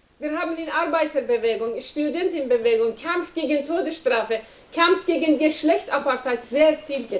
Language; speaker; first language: German; non-native, learner; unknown